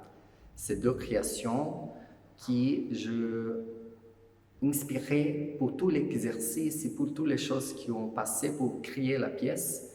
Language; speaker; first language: French; non-native, fluent; Portuguese